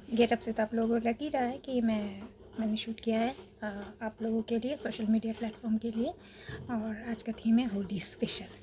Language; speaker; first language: Hindi; non-native, local second language; Bangla